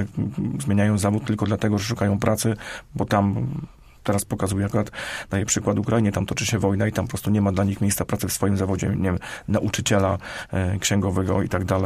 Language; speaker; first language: Polish; native; Polish